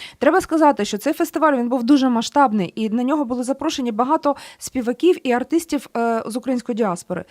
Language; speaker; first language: Ukrainian; native; Ukrainian